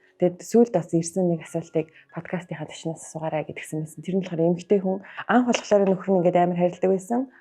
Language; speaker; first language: Mongolian; native; Mongolian